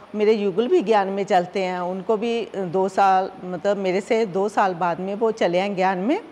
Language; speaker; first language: Hindi; native; Hindi